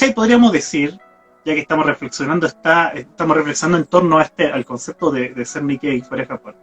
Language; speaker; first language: Spanish; native; Spanish